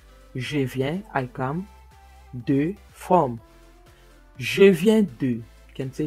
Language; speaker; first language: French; non-native, fluent; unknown